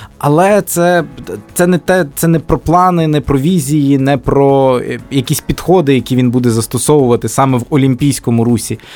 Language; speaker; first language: Ukrainian; native; Ukrainian